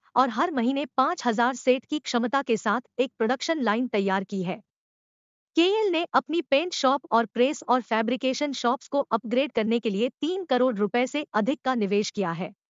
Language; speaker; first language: Hindi; native; Hindi